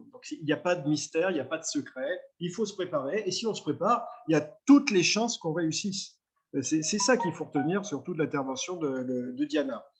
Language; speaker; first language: French; native; French